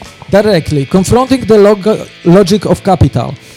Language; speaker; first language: English; non-native, fluent; Polish